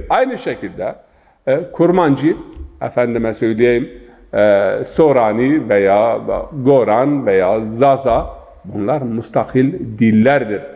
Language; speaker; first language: Turkish; non-native, local second language; Zaza